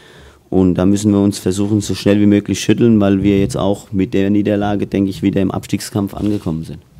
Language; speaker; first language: German; native; German